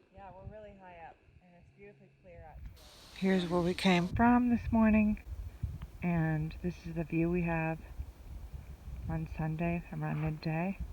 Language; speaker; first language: English; non-native, fluent; German